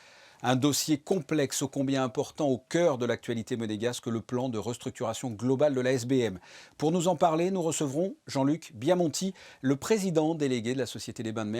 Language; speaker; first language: French; native; French